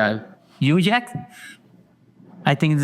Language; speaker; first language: English; non-native, learner; Spanish